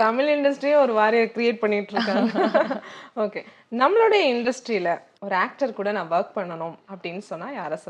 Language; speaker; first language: Tamil; native; Tamil